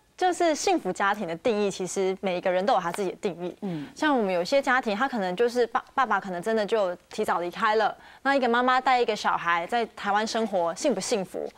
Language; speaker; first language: Chinese; native; Chinese